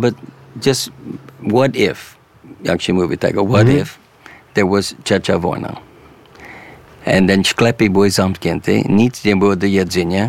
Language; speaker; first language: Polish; early bilingual, heritage; English